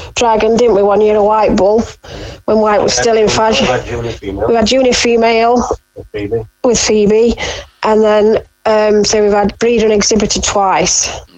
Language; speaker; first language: English; native; English